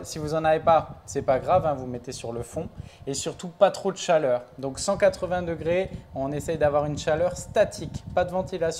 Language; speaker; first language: French; native; French